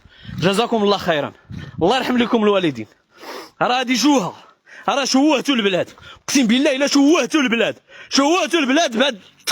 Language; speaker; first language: Arabic; native; Arabic